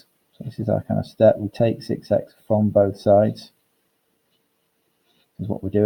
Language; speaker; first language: English; native; English